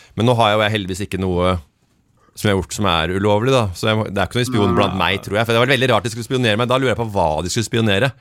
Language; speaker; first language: Norwegian; native; Norwegian